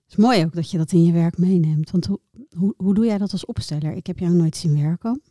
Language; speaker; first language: Dutch; native; Dutch